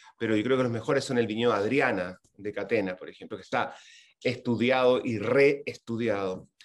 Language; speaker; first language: Spanish; native; Spanish